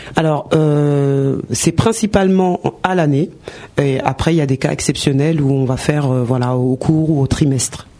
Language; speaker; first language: French; early bilingual, other home language; Wolof